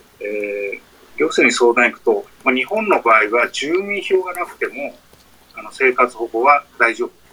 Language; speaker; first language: Japanese; native; Japanese